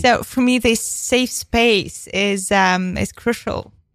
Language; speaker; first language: English; non-native, fluent; Ukrainian